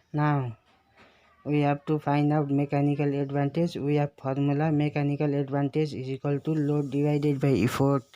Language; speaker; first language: English; non-native, local second language; Nepali